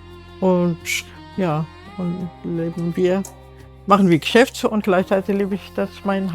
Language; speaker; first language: German; non-native, learner; Arabic